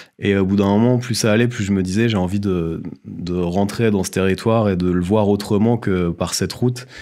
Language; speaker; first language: French; native; French